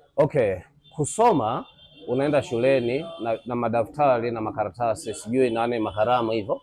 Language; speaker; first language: Swahili; non-native, local second language; Rundi